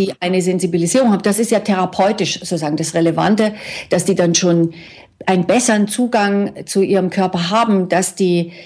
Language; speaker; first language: German; native; German